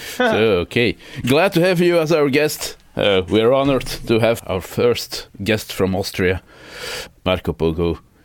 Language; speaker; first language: English; non-native, fluent; Dutch